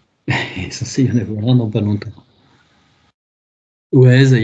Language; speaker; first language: French; native; French